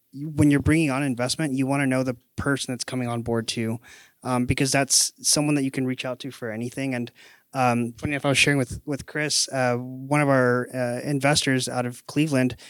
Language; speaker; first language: English; native; English